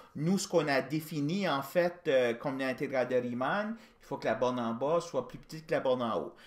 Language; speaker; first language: French; native; French